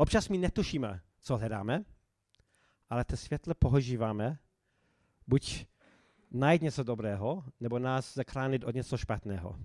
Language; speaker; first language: Czech; non-native, fluent; English